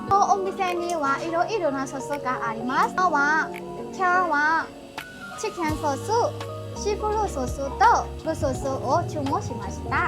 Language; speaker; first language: Japanese; non-native, learner; Burmese